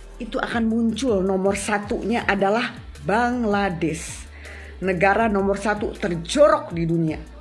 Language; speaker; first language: Indonesian; native; Indonesian